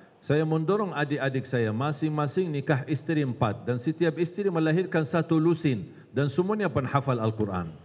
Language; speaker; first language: Indonesian; non-native, fluent; Arabic